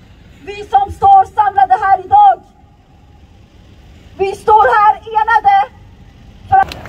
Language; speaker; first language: Swedish; early bilingual, other home language; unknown